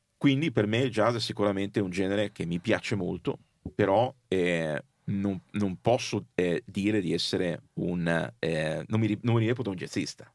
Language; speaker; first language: Italian; native; Italian